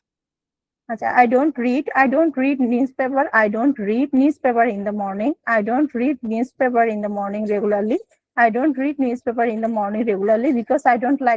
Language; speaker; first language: English; non-native, learner; Bangla